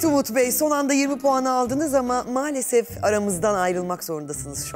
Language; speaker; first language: Turkish; native; Turkish